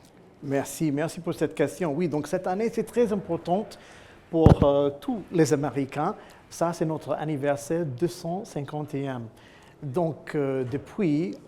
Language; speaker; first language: French; non-native, fluent; English